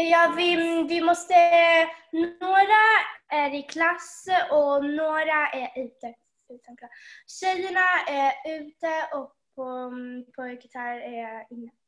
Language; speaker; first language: Swedish; early bilingual, heritage; Swedish